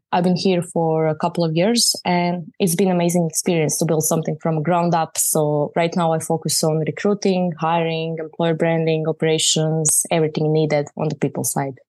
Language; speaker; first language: English; non-native, fluent; Croatian